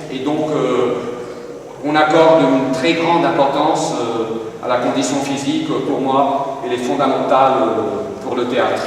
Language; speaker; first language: French; non-native, fluent; Spanish